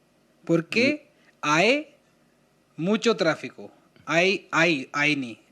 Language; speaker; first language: Spanish; non-native, learner; Hindi